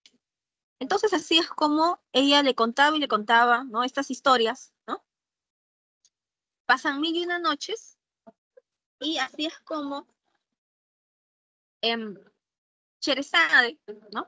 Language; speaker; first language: Spanish; native; Spanish